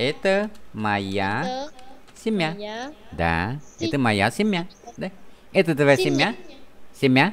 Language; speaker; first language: Russian; non-native, fluent; Vietnamese